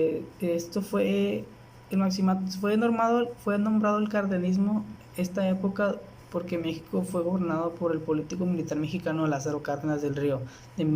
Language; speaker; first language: Spanish; native; Spanish